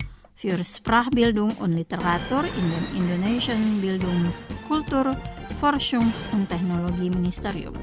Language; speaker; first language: German; non-native, fluent; Indonesian